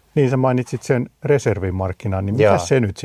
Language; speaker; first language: Finnish; native; Finnish